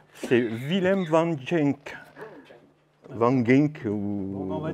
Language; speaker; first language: French; native; French